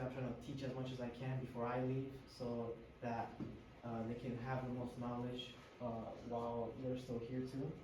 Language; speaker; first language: English; early bilingual, other home language; Spanish